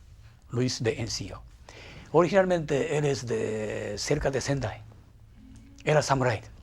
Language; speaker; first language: Spanish; non-native, fluent; Japanese